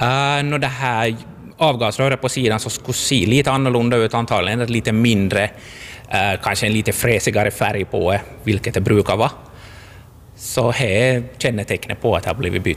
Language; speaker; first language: Swedish; native; Swedish